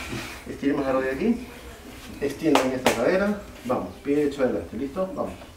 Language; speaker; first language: Spanish; native; Spanish